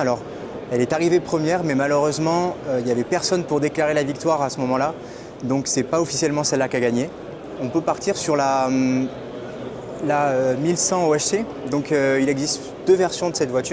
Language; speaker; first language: French; native; French